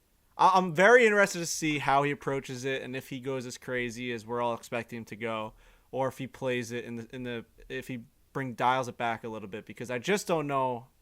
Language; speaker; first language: English; native; English